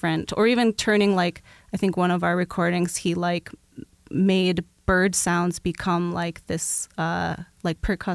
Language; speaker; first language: English; native; English